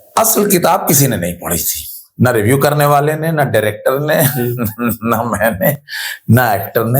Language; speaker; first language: Urdu; native; Urdu